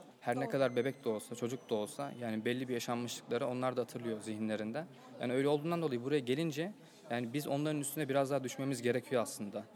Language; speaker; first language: Turkish; native; Turkish